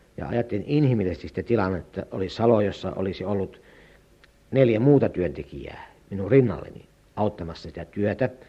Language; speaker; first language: Finnish; native; Finnish